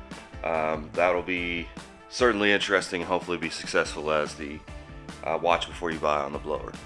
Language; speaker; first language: English; native; English